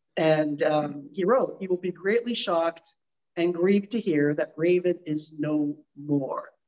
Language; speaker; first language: English; native; English